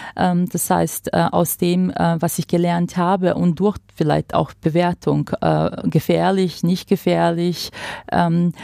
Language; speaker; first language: German; non-native, fluent; Croatian